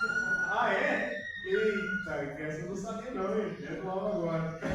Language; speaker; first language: Portuguese; native; Portuguese